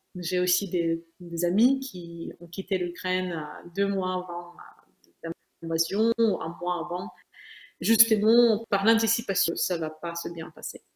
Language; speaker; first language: French; non-native, fluent; Ukrainian